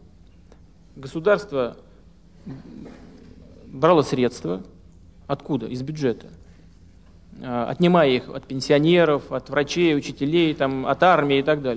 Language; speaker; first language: Russian; native; Russian